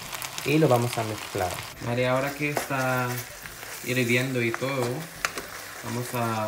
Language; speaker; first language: Spanish; non-native, fluent; Filipino